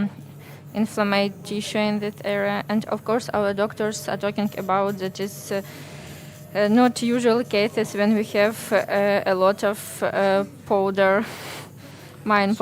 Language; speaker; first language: English; non-native, learner; Ukrainian